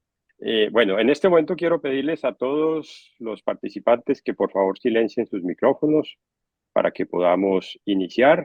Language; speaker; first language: Spanish; native; Spanish